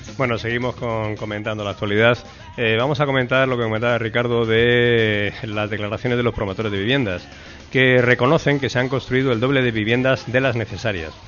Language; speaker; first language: Spanish; native; Spanish